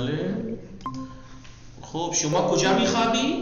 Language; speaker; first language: Persian; non-native, fluent; Urdu